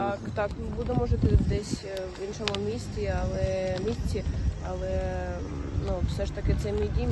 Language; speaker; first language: Ukrainian; non-native, local second language; Russian